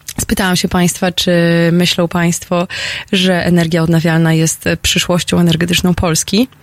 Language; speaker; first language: Polish; native; Polish